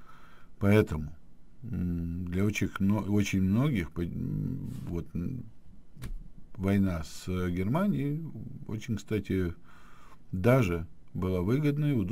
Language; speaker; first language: Russian; native; Russian